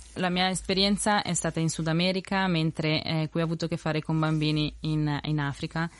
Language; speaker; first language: Italian; early bilingual, other home language; Spanish